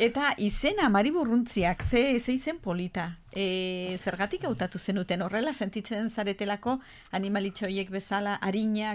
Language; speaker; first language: Basque; native; Basque